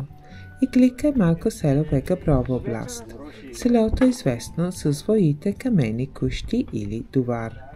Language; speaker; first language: Bulgarian; non-native, learner; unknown